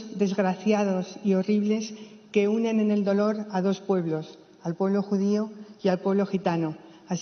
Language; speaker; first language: Spanish; native; Spanish